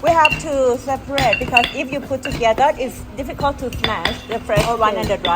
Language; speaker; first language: English; non-native, learner; Thai